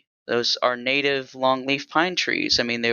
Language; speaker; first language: English; native; English